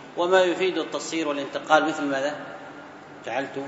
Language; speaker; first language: Arabic; native; Arabic